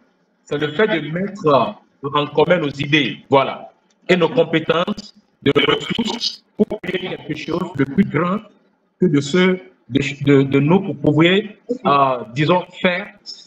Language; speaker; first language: French; non-native, fluent; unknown